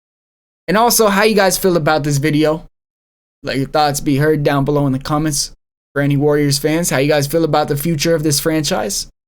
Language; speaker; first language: English; native; English